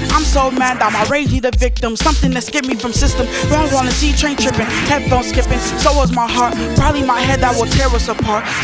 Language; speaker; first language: English; native; English